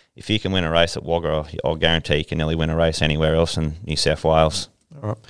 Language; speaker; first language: English; native; English